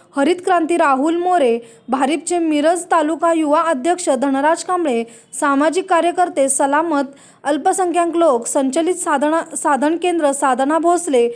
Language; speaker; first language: Marathi; native; Marathi